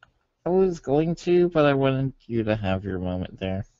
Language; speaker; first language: English; native; English